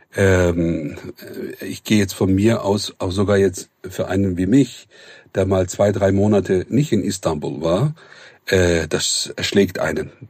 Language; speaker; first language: German; non-native, fluent; Turkish